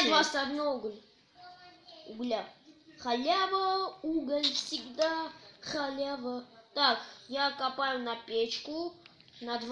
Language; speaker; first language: Russian; native; Russian